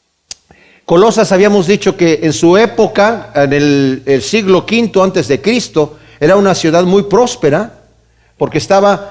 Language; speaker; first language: Spanish; native; Spanish